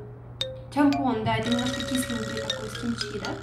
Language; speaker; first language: Russian; native; Russian